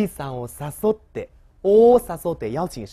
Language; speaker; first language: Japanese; non-native, fluent; Chinese